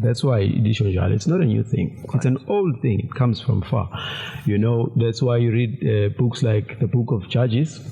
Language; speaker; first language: English; non-native, local second language; Zulu